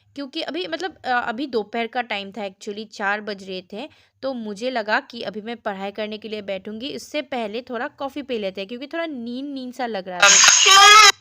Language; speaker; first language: Hindi; non-native, local second language; Assamese